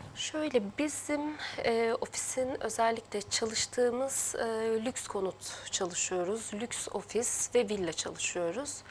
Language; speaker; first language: Turkish; early bilingual, heritage; Turkish